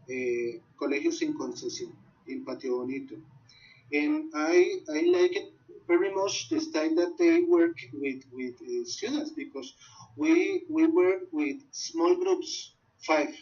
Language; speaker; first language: English; non-native, learner; Spanish